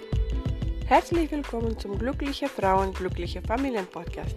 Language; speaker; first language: German; non-native, fluent; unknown